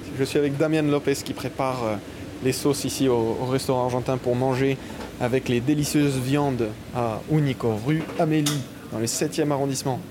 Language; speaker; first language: French; native; French